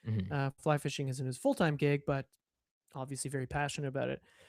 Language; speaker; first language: English; native; English